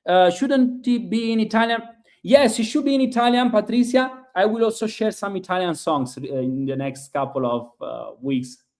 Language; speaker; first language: English; non-native, fluent; Italian